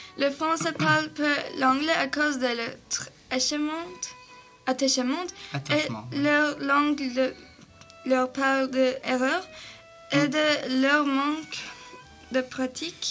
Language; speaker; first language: French; non-native, learner; Turkish